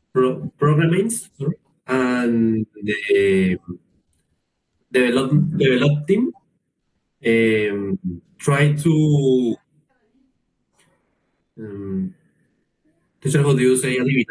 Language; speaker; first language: English; non-native, learner; Spanish